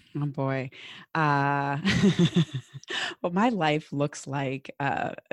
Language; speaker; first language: English; native; English